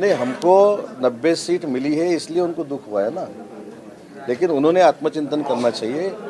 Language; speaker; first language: Hindi; non-native, local second language; Marathi